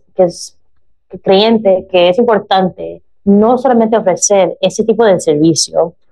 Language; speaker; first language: Spanish; early bilingual, heritage; Spanish